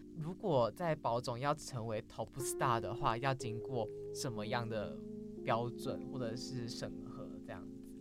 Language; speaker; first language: Chinese; native; Chinese